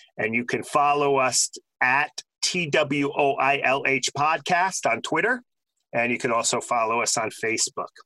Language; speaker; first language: English; native; English